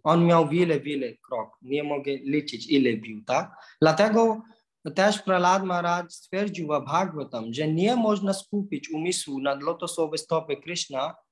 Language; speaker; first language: Polish; non-native, learner; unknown